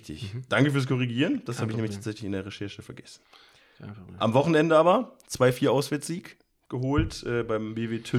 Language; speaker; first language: German; native; German